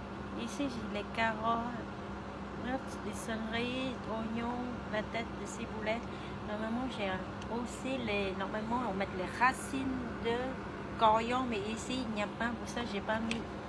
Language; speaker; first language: French; non-native, learner; Vietnamese